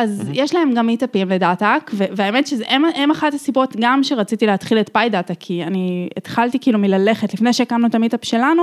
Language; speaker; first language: Hebrew; native; Hebrew